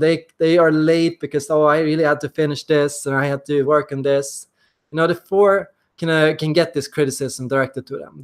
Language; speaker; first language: English; non-native, fluent; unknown